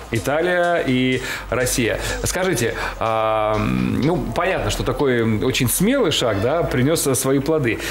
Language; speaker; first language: Russian; native; Russian